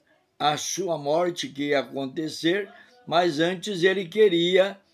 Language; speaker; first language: Portuguese; native; Portuguese